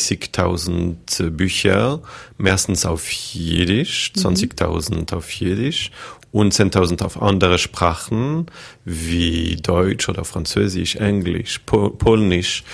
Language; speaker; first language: German; non-native, fluent; French